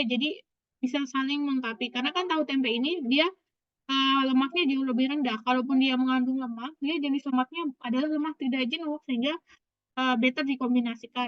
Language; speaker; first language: Indonesian; native; Indonesian